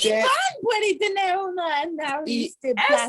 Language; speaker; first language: Spanish; non-native, learner; English